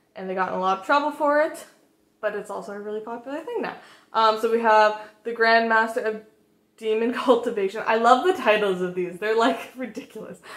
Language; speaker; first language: English; native; English